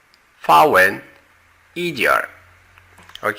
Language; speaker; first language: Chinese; non-native, learner; Portuguese